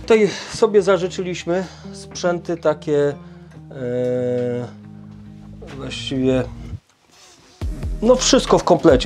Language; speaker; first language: Polish; native; Polish